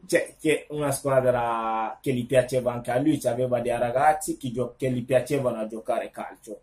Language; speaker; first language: Italian; non-native, local second language; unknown